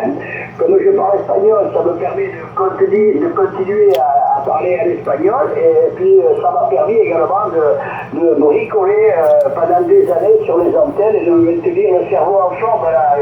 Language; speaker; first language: French; native; French